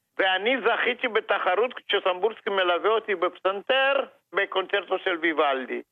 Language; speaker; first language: Hebrew; non-native, fluent; Romanian